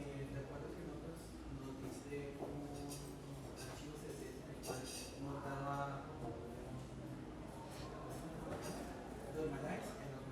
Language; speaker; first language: Spanish; native; Spanish